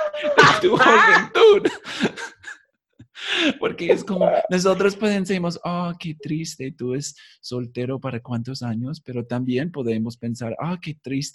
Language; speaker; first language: Spanish; non-native, fluent; English